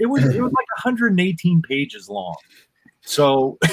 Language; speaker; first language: English; native; English